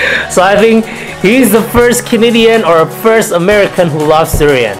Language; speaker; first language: English; non-native, fluent; Indonesian